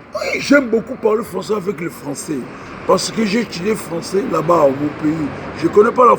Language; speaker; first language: French; non-native, learner; Portuguese